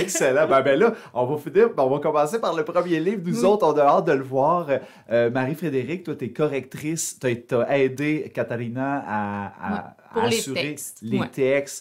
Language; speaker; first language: French; native; French